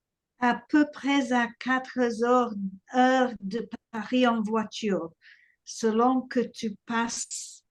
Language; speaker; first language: French; non-native, learner; English